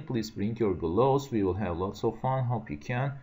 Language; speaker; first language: English; non-native, fluent; Turkish